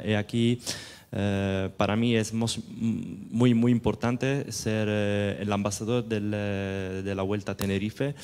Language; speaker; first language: Spanish; non-native, fluent; Italian